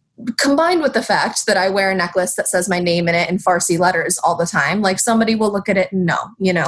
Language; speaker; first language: English; native; English